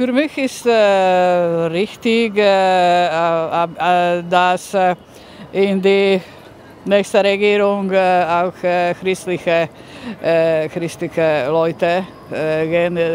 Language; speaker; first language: German; non-native, learner; Slovak